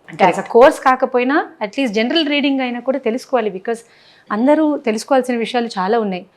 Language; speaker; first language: Telugu; non-native, local second language; Tamil